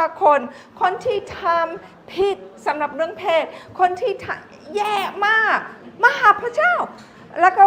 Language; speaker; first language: Thai; non-native, fluent; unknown